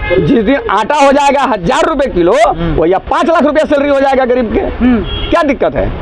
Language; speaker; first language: Hindi; native; Hindi